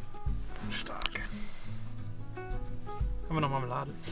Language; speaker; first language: German; native; German